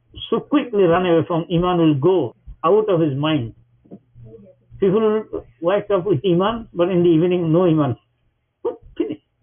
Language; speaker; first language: English; non-native, local second language; Bangla